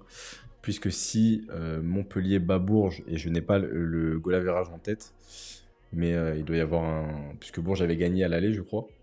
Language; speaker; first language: French; native; French